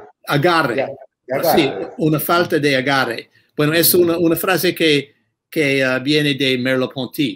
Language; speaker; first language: Spanish; non-native, fluent; English